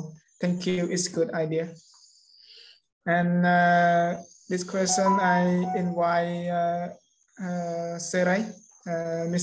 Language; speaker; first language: English; non-native, learner; Khmer